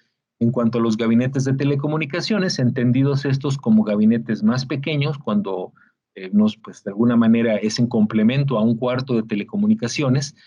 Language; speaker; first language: Spanish; native; Spanish